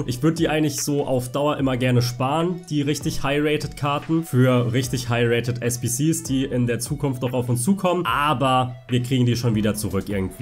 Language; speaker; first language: German; native; German